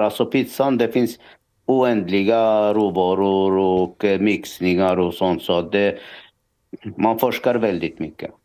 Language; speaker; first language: Swedish; non-native, fluent; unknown